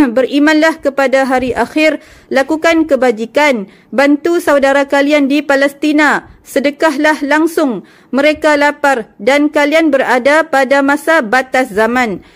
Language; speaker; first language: Malay; native; Malay